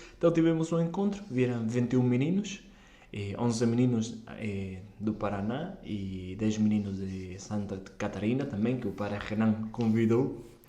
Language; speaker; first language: Portuguese; early bilingual, heritage; Portuguese